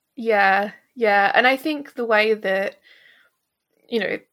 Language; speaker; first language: English; native; English